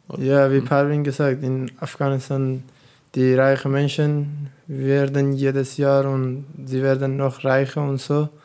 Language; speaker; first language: German; non-native, learner; Persian